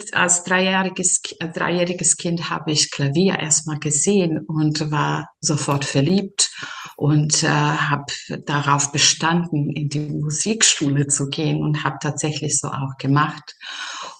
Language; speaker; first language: German; non-native, fluent; Serbian